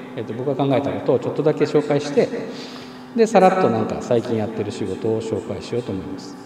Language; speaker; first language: Japanese; native; Japanese